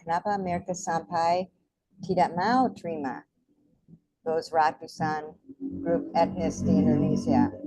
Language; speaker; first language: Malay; non-native, fluent; English